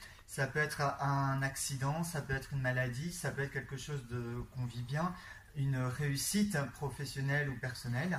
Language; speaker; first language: French; native; French